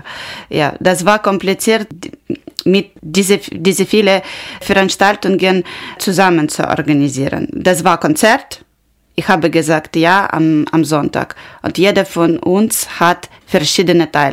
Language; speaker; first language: German; non-native, learner; Ukrainian